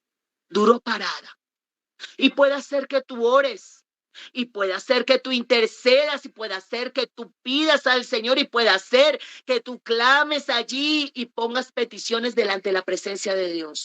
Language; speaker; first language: Spanish; native; Spanish